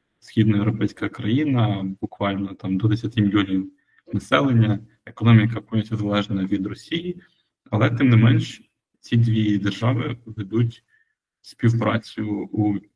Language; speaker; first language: Ukrainian; native; Ukrainian